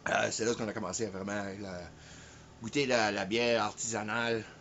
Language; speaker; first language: French; early bilingual, heritage; French